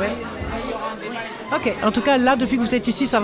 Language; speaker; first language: French; native; French